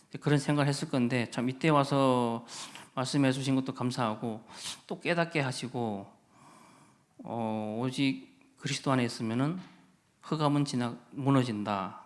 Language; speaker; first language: Korean; native; Korean